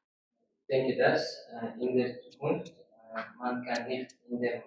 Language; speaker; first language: German; non-native, learner; Uzbek